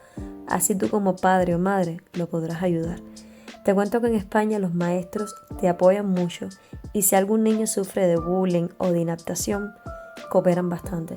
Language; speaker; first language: Spanish; native; Spanish